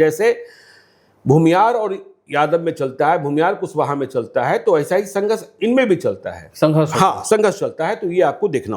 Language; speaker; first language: Hindi; native; Hindi